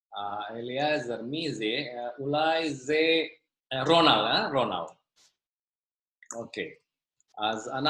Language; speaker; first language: Hebrew; non-native, fluent; Indonesian